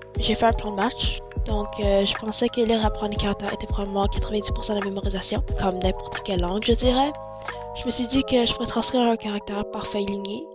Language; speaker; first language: French; early bilingual, other home language; Chinese